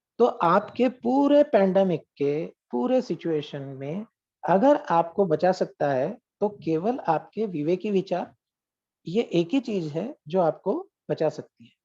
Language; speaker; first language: Hindi; non-native, local second language; Marathi